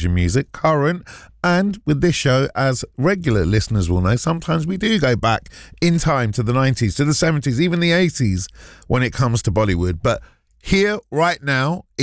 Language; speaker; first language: English; native; English